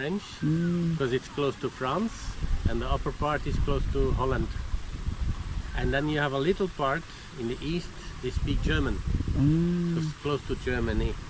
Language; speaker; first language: English; non-native, learner; Dutch